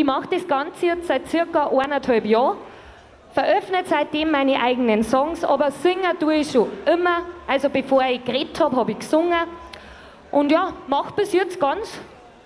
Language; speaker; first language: German; native; German